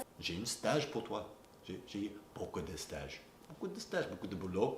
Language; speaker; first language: French; non-native, learner; English